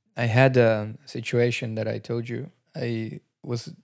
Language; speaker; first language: English; non-native, fluent; Portuguese